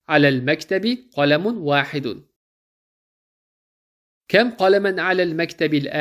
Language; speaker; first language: Arabic; non-native, fluent; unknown